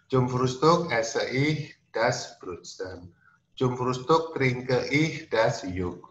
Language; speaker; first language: German; non-native, fluent; Indonesian